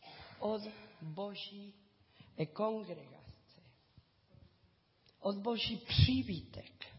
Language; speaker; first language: Czech; non-native, learner; Spanish